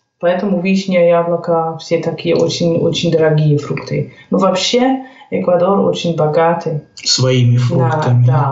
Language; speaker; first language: Russian; non-native, fluent; German